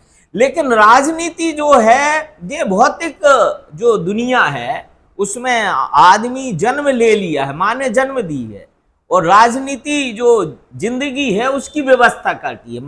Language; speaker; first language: Hindi; native; Hindi